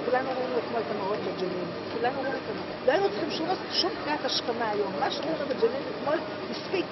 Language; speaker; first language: Hebrew; native; Hebrew